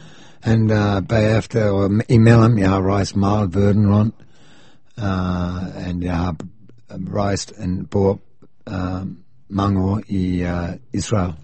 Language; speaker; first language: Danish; non-native, fluent; English